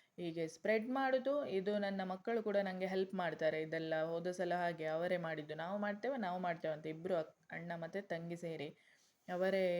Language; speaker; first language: Kannada; non-native, local second language; Konkani